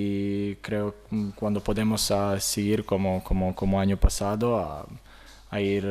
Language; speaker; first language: Spanish; non-native, learner; Serbian